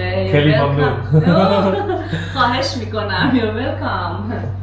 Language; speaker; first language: English; non-native, learner; Persian